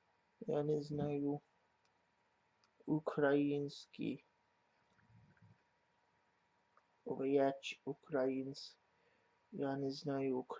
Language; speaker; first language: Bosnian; non-native, learner; English